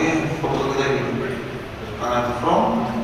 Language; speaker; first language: Russian; native; Russian